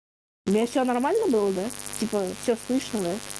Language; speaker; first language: Russian; native; Russian